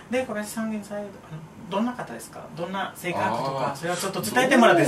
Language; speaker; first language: Japanese; non-native, fluent; Spanish